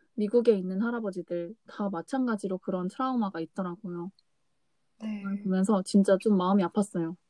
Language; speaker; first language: Korean; native; Korean